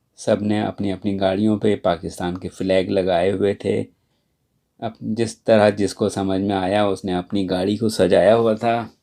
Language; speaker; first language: Urdu; native; Urdu